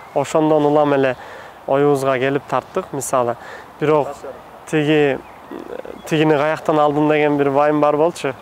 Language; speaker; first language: Kyrgyz; non-native, fluent; Turkish